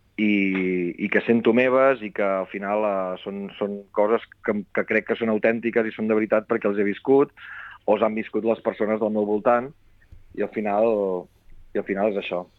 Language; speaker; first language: Catalan; native; Catalan